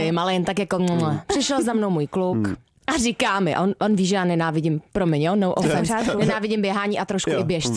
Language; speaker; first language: Czech; native; Czech